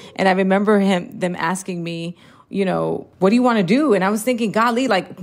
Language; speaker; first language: English; early bilingual, heritage; Spanish